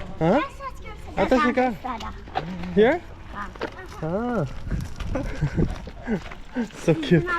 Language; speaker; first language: English; non-native, learner; Korean